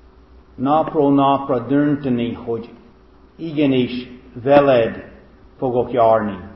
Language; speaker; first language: Hungarian; non-native, fluent; English